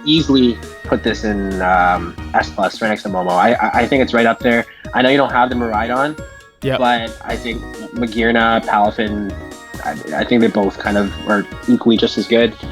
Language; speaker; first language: English; native; English